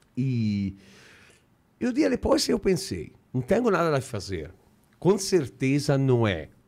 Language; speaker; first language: Portuguese; non-native, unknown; Italian